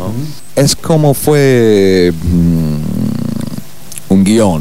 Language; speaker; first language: Spanish; non-native, learner; English